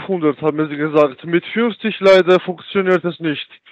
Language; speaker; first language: German; non-native, learner; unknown